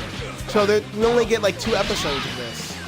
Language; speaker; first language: English; native; English